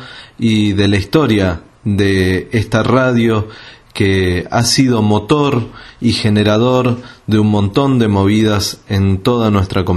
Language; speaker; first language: Spanish; native; Spanish